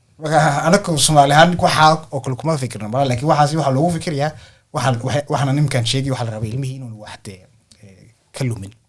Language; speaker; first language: Somali; early bilingual, heritage; Somali